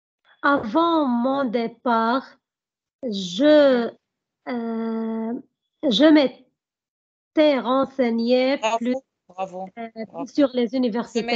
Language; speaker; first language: French; non-native, learner; Arabic